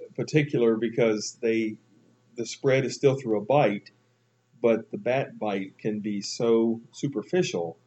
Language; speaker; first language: English; native; English